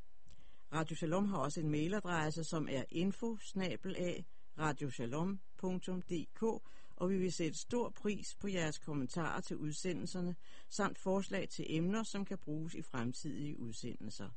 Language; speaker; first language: Danish; native; Danish